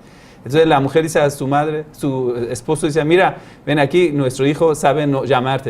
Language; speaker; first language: Spanish; non-native, fluent; Persian